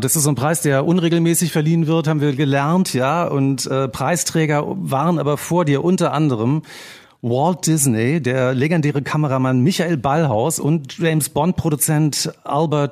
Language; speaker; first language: German; native; German